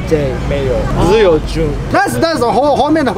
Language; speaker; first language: Chinese; non-native, fluent; Japanese